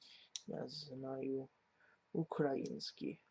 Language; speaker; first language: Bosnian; non-native, learner; English